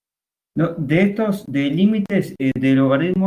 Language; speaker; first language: Spanish; native; Spanish